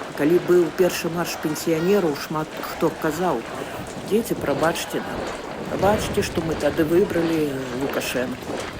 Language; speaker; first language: Belarusian; native; Belarusian